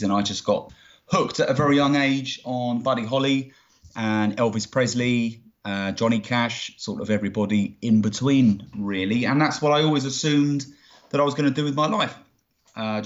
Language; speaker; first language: English; native; English